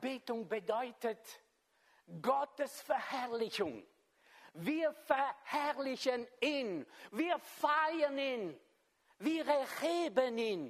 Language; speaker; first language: German; non-native, fluent; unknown